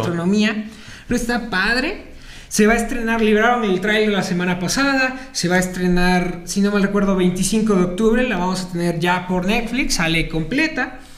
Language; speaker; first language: Spanish; native; Spanish